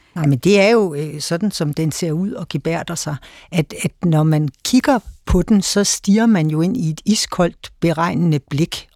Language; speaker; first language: Danish; native; Danish